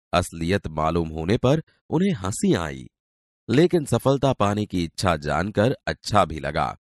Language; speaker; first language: Hindi; non-native, local second language; Gujarati